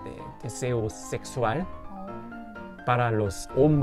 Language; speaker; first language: Spanish; non-native, fluent; Korean